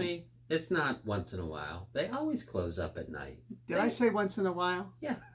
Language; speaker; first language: English; native; English